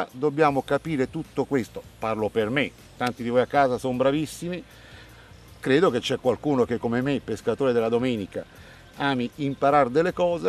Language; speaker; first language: Italian; native; Italian